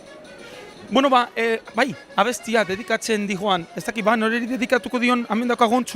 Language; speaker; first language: Basque; native; Basque